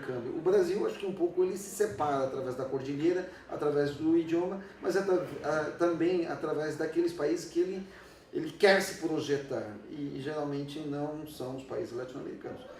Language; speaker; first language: Portuguese; non-native, fluent; Spanish